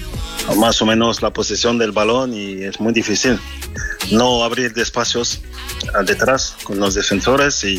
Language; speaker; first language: Spanish; non-native, fluent; French